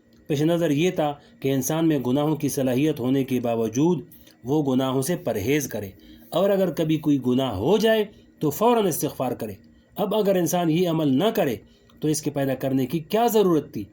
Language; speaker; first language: Urdu; native; Urdu